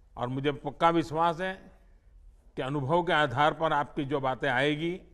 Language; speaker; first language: Hindi; non-native, local second language; Gujarati